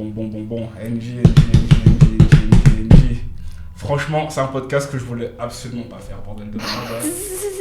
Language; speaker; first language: French; native; French